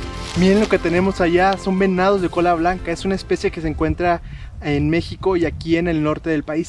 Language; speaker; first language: Spanish; native; Spanish